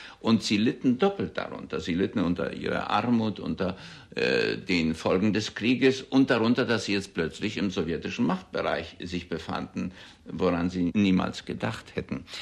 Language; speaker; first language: German; early bilingual, heritage; German